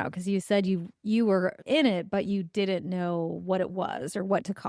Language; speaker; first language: English; native; English